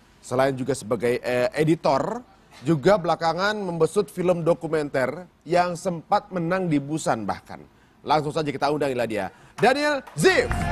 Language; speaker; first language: Indonesian; native; Indonesian